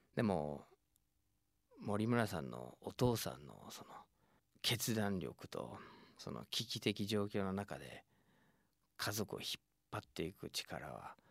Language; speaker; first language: Japanese; non-native, fluent; English